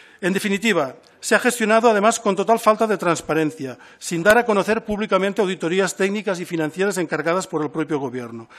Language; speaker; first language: Spanish; non-native, local second language; Catalan